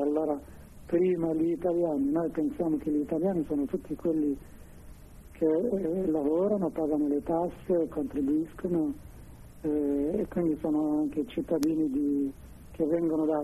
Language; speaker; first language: Italian; non-native, fluent; Arabic